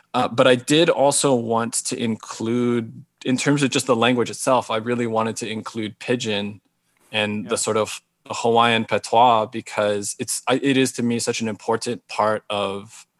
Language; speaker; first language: English; native; English